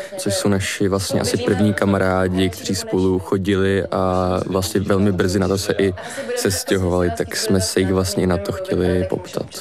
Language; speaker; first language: Czech; native; Czech